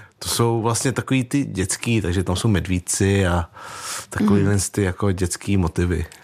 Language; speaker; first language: Czech; early bilingual, other home language; Vietnamese